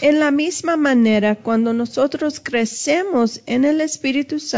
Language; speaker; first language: Spanish; early bilingual, heritage; Spanish